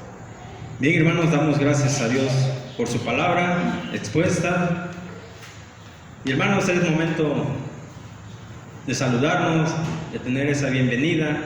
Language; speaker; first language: Spanish; native; Spanish